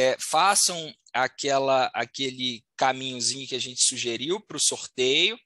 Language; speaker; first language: Portuguese; native; Portuguese